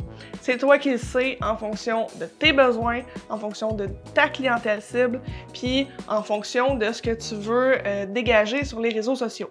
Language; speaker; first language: French; native; French